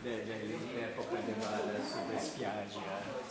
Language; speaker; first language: Italian; non-native, learner; English